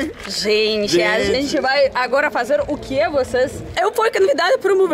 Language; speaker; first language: Portuguese; non-native, fluent; Russian